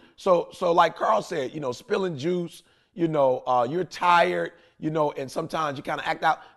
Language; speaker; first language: English; native; English